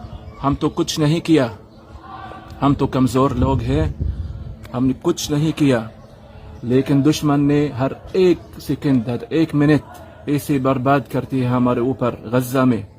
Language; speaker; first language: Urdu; non-native, fluent; Arabic